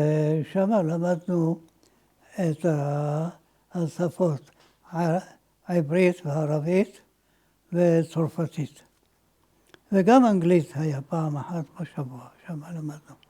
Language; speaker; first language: Hebrew; non-native, fluent; Ladino